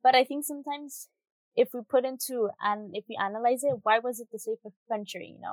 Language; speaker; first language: English; early bilingual, other home language; Spanish